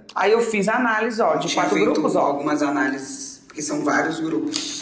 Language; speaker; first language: Portuguese; native; Portuguese